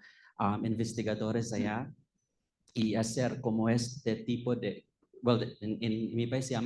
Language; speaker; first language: Spanish; non-native, fluent; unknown